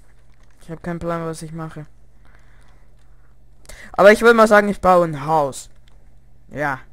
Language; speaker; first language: German; early bilingual, other home language; Russian